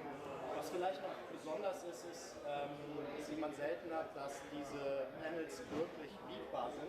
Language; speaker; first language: German; native; German